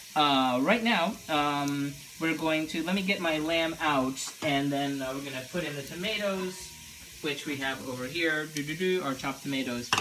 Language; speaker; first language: English; native; English